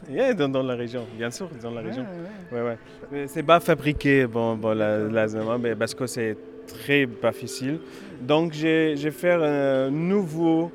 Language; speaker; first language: French; non-native, learner; Arabic